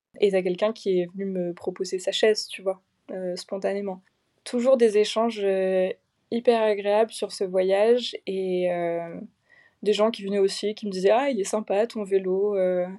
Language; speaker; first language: French; native; French